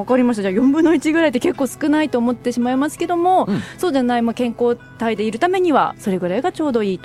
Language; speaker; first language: Japanese; native; Japanese